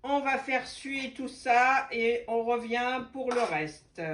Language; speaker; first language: French; non-native, local second language; Arabic